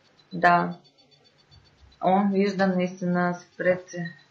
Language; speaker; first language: Bulgarian; non-native, fluent; Russian